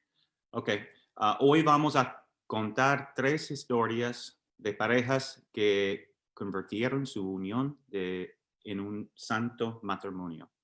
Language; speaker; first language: Spanish; non-native, fluent; English